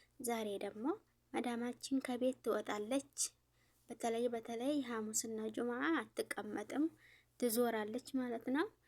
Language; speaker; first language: Amharic; native; Amharic